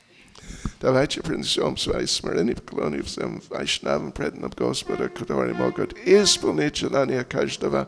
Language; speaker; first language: Russian; non-native, fluent; English